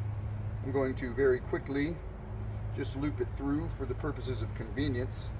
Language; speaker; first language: English; native; English